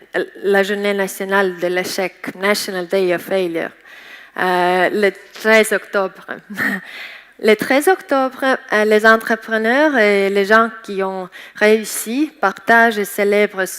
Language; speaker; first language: French; non-native, learner; Estonian